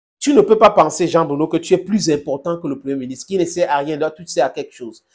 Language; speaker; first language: French; non-native, local second language; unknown